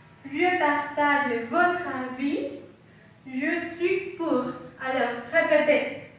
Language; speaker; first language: French; non-native, fluent; Spanish